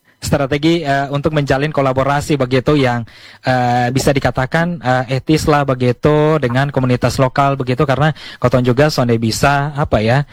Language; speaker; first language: Indonesian; native; Indonesian